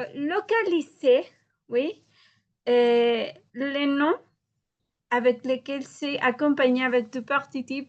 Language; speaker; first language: French; non-native, learner; Spanish